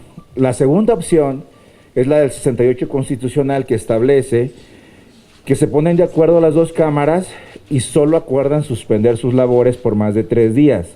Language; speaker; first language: Spanish; native; Spanish